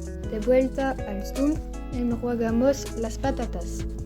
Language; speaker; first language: Spanish; non-native, learner; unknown